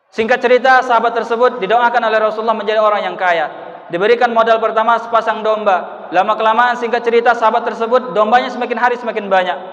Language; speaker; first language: Malay; native; Malay